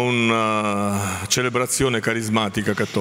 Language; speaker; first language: Italian; native; Italian